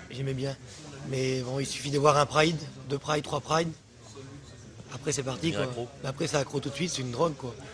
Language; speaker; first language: French; native; French